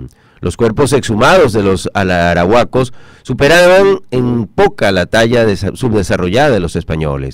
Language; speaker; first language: Spanish; native; Spanish